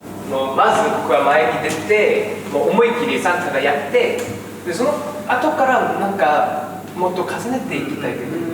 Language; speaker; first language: Japanese; non-native, fluent; Korean